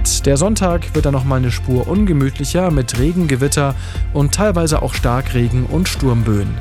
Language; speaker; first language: German; native; German